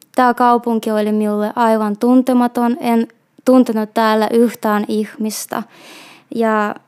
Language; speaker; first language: Finnish; non-native, fluent; Russian